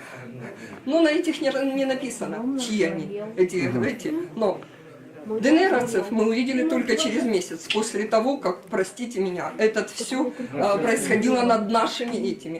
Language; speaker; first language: Russian; native; Russian